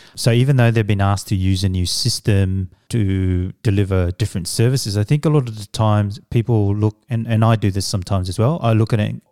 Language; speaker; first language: English; early bilingual, other home language; Samoan